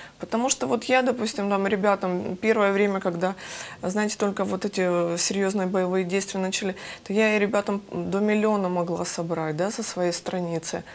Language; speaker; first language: Russian; native; Russian